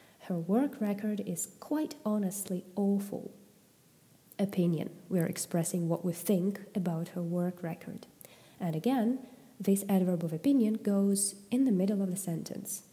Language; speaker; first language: English; non-native, fluent; Russian